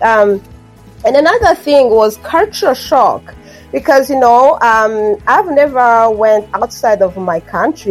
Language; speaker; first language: English; non-native, local second language; Kinyarwanda